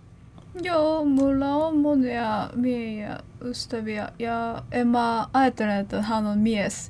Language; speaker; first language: Finnish; non-native, learner; Korean